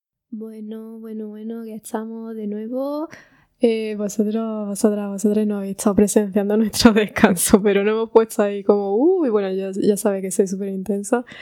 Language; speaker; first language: Spanish; native; Spanish